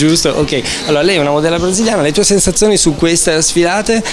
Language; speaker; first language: Italian; native; Italian